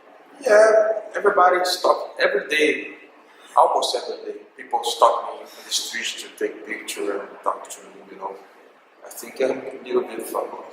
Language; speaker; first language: English; non-native, learner; Portuguese